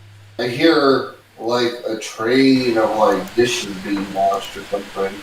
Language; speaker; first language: English; native; English